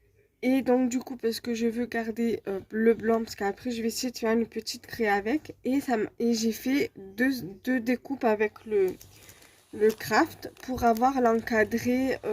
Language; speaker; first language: French; native; French